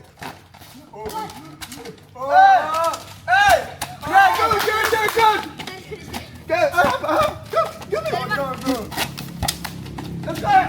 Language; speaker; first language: English; non-native, learner; French